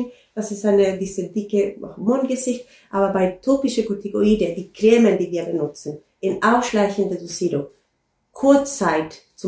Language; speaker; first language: German; non-native, fluent; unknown